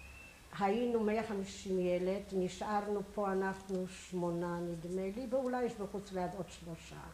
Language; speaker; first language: Hebrew; non-native, fluent; Polish